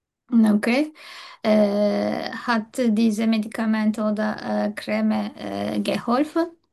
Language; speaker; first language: German; non-native, learner; Turkish